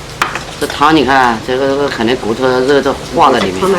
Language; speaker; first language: Chinese; native; Chinese